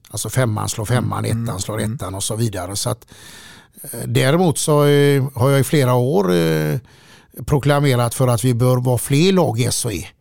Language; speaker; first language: Swedish; native; Swedish